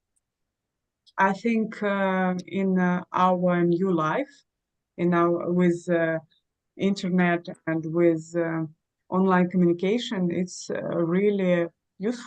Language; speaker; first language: English; non-native, learner; Russian